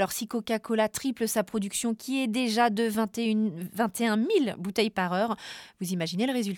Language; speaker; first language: French; native; French